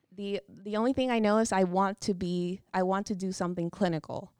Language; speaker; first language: English; non-native, fluent; Spanish